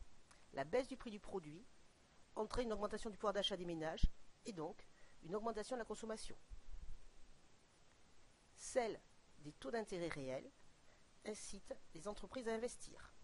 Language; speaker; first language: French; native; French